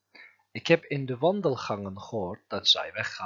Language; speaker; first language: Dutch; non-native, fluent; Turkish